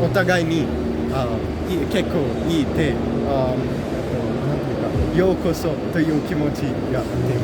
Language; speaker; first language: Japanese; non-native, fluent; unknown